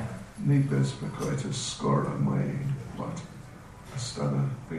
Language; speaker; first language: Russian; non-native, learner; English